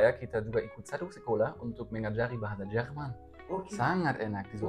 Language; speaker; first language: Indonesian; non-native, learner; German